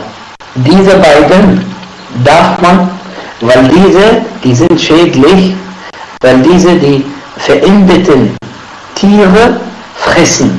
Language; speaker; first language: German; non-native, fluent; Arabic